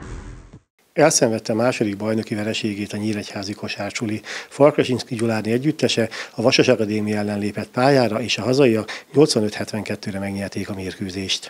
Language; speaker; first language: Hungarian; native; Hungarian